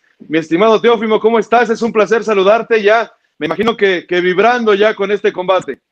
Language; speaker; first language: Spanish; native; Spanish